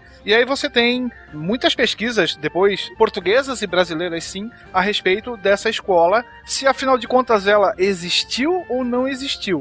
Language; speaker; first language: Portuguese; native; Portuguese